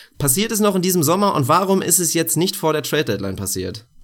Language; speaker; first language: German; native; German